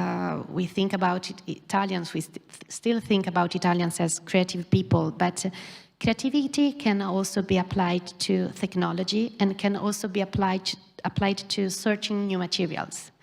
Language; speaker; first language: English; non-native, fluent; Italian